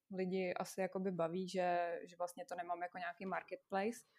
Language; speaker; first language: Czech; non-native, fluent; Russian